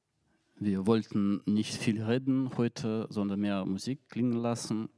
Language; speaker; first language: German; non-native, fluent; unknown